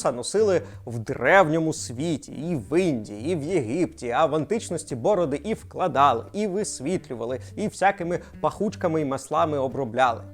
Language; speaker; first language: Ukrainian; non-native, local second language; Russian